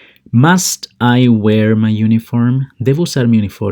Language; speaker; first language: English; non-native, fluent; Spanish